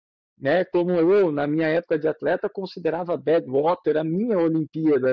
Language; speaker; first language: Portuguese; native; Portuguese